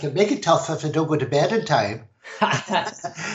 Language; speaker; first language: English; native; English